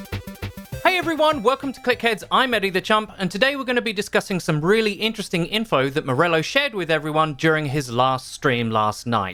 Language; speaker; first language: English; native; English